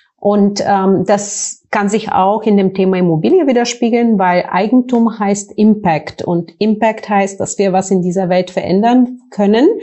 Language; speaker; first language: German; non-native, fluent; Bulgarian